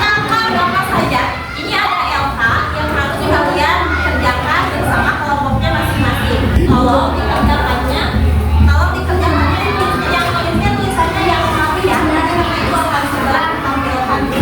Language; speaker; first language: Indonesian; native; Indonesian